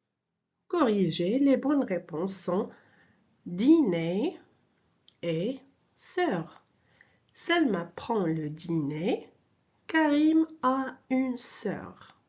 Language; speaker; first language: French; non-native, local second language; Arabic